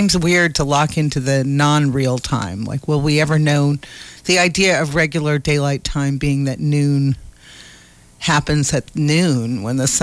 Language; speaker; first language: English; native; English